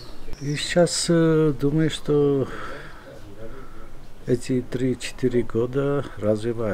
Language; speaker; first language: Russian; non-native, local second language; Armenian